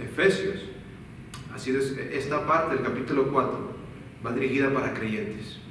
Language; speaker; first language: Spanish; native; Spanish